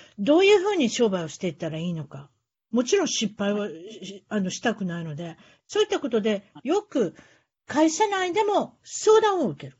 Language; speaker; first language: Japanese; native; Japanese